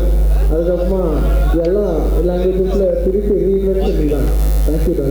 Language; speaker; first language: Tamil; non-native, local second language; Telugu